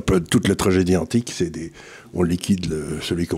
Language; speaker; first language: French; native; French